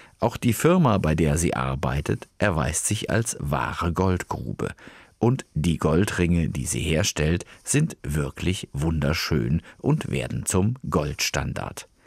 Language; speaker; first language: German; native; German